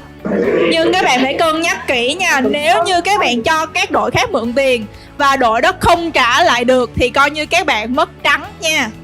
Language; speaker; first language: Vietnamese; native; Vietnamese